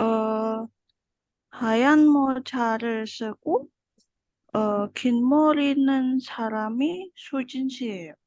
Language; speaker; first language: Korean; non-native, learner; Indonesian